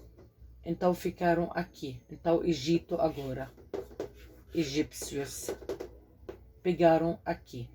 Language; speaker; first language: Portuguese; non-native, fluent; Arabic